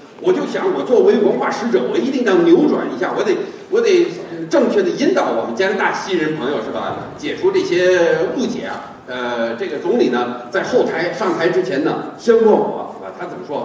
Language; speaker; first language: Chinese; non-native, fluent; English